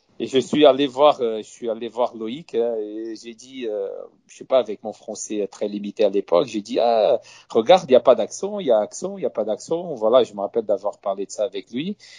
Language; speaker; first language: French; non-native, fluent; Portuguese